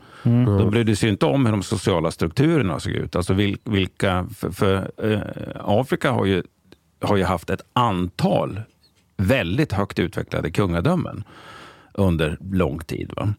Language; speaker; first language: Swedish; native; Swedish